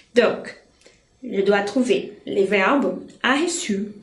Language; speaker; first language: French; non-native, fluent; Portuguese